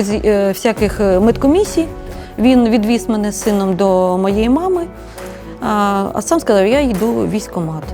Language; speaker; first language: Ukrainian; native; Ukrainian